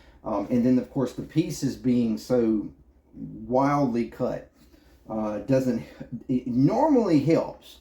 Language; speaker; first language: English; native; English